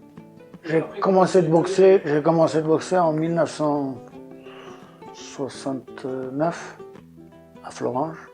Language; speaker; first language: French; non-native, fluent; Portuguese